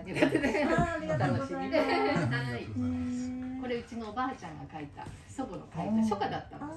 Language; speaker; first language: Japanese; native; Japanese